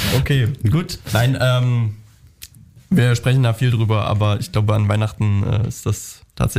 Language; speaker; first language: German; native; German